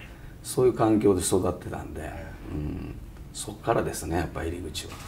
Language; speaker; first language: Japanese; native; Japanese